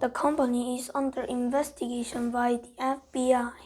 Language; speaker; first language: English; non-native, fluent; Korean